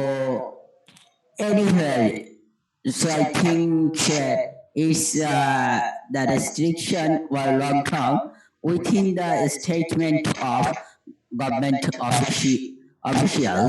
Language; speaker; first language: English; non-native, learner; Bangla